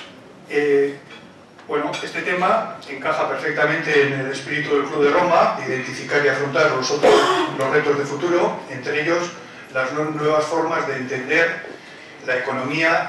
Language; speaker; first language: Spanish; native; Spanish